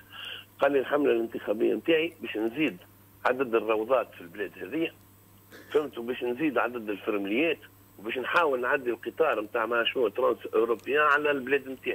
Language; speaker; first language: Arabic; native; Arabic